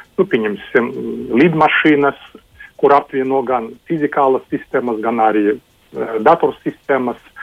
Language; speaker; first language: Latvian; non-native, local second language; Russian